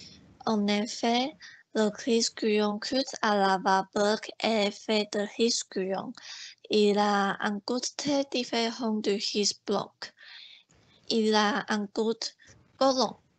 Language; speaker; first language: French; non-native, learner; Chinese